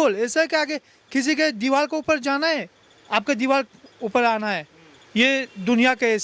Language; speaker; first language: Hindi; non-native, learner; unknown